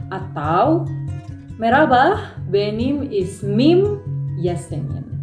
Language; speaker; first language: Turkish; non-native, fluent; Indonesian